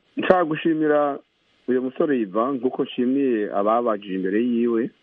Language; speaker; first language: Rundi; native; Rundi